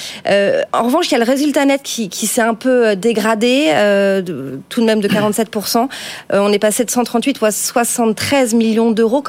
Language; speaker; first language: French; native; French